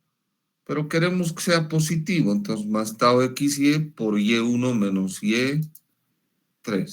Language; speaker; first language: Spanish; native; Spanish